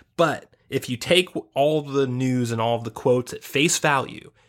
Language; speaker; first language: English; native; English